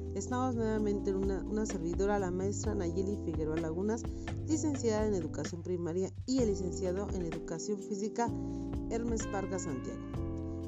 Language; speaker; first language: Spanish; native; Spanish